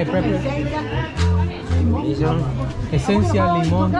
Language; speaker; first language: Spanish; non-native, learner; English